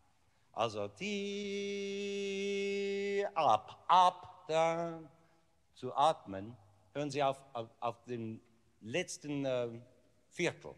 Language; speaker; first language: German; non-native, learner; English